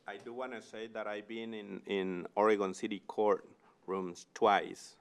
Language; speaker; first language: English; non-native, fluent; Spanish